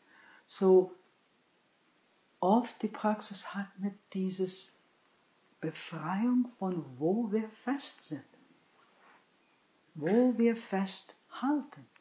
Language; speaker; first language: German; non-native, fluent; English